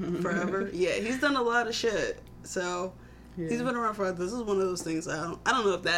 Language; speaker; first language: English; native; English